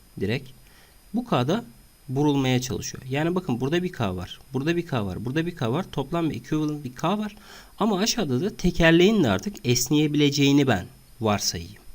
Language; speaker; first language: Turkish; native; Turkish